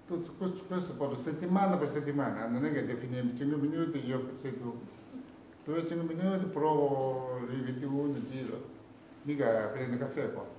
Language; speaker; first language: Italian; non-native, learner; Tibetan